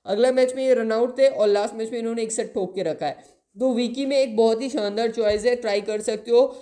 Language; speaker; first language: Hindi; non-native, local second language; Bangla